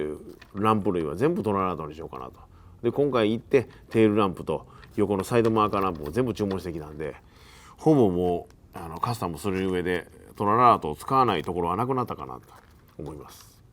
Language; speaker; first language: Japanese; native; Japanese